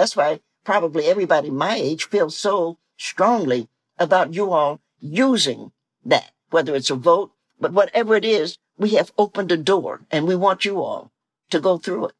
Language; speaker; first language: English; native; English